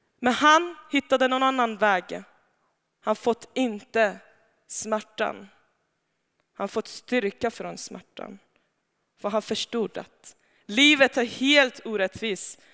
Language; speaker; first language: Swedish; non-native, fluent; Persian